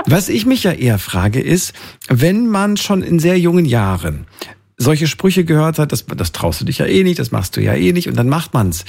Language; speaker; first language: German; native; German